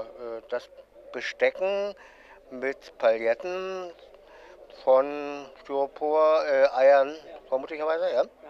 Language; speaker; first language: German; native; German